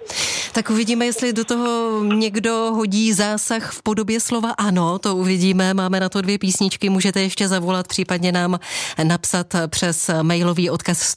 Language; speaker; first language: Czech; native; Czech